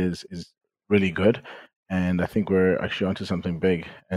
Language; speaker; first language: English; native; English